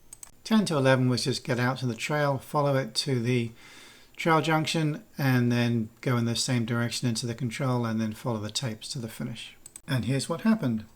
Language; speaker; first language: English; native; English